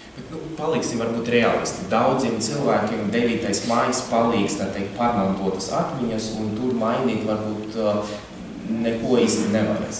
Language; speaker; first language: Latvian; non-native, local second language; Russian